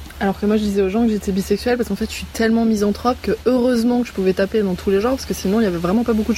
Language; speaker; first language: French; native; French